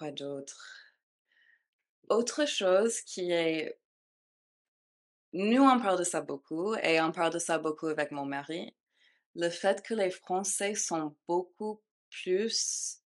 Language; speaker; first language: French; non-native, fluent; English